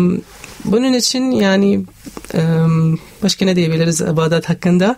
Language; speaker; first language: Turkish; non-native, learner; Arabic